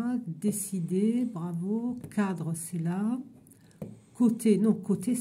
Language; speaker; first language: French; native; French